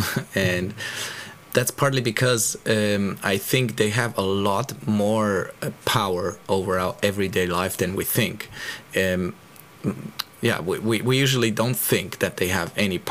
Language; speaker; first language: English; non-native, fluent; German